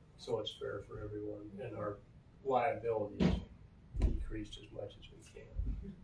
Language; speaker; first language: English; native; English